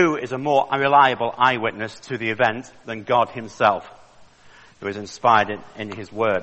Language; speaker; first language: English; native; English